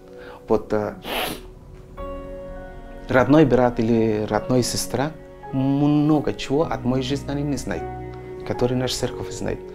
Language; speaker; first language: Russian; non-native, learner; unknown